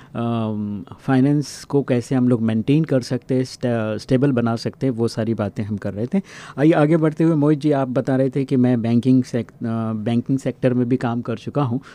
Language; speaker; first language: Hindi; native; Hindi